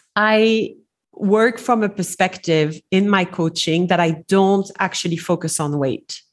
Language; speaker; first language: English; non-native, fluent; French